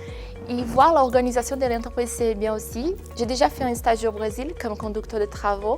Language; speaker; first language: French; non-native, fluent; Portuguese